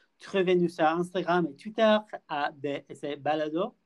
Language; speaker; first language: French; non-native, learner; English